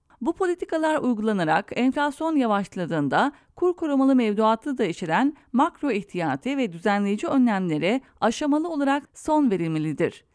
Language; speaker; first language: Turkish; native; Turkish